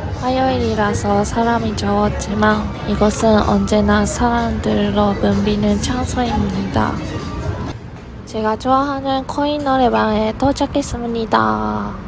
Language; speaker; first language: Korean; non-native, learner; Japanese